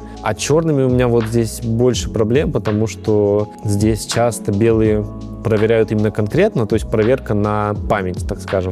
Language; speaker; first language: Russian; native; Russian